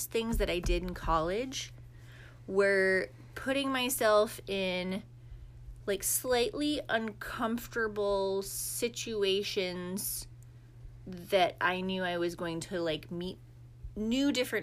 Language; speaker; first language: English; native; English